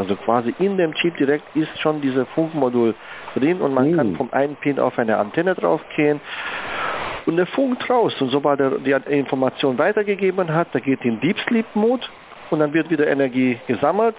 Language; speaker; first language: German; native; German